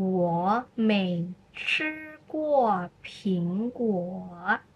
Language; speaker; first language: Chinese; non-native, fluent; Indonesian